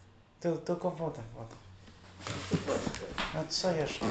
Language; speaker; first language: Polish; early bilingual, heritage; English